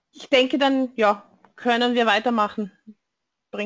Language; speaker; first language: German; native; German